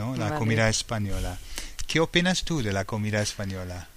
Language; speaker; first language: Spanish; non-native, fluent; English